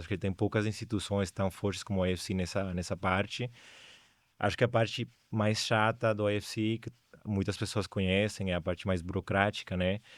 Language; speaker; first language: Portuguese; non-native, fluent; Spanish